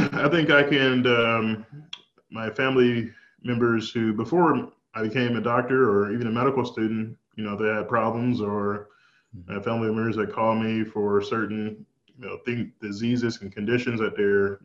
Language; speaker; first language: English; native; English